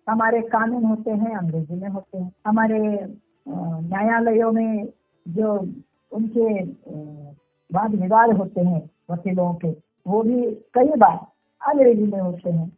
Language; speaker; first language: Hindi; non-native, local second language; Marathi